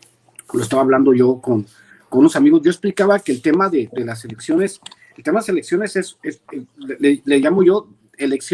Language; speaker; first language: Spanish; native; Spanish